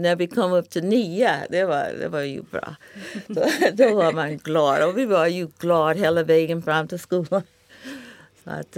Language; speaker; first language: Swedish; non-native, fluent; English